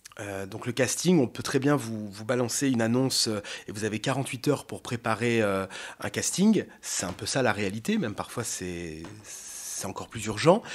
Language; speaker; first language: French; native; French